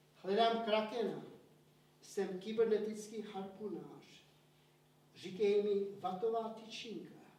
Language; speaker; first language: Czech; early bilingual, heritage; Czech